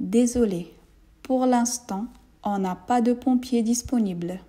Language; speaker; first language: French; non-native, fluent; Bangla